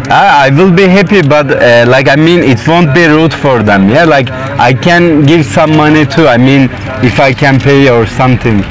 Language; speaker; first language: English; non-native, learner; Turkish